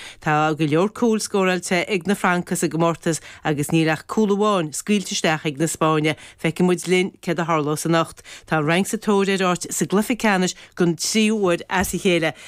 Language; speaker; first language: Irish; native; Irish